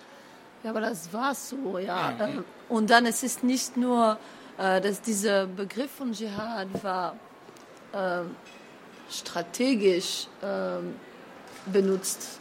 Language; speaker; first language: German; non-native, fluent; French